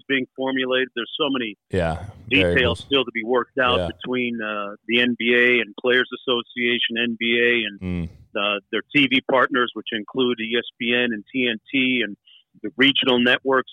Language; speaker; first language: English; native; English